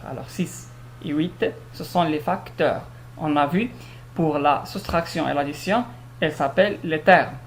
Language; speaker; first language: French; non-native, local second language; Arabic